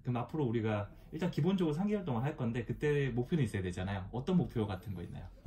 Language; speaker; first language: Korean; native; Korean